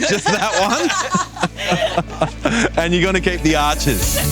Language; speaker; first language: English; native; English